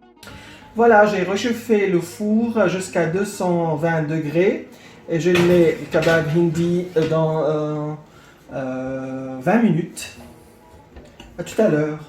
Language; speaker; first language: French; non-native, fluent; Arabic